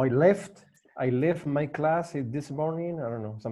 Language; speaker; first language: English; non-native, learner; Spanish